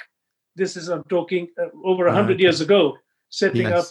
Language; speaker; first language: English; non-native, local second language; Sindhi